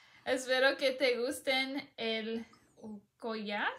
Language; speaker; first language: Spanish; early bilingual, other home language; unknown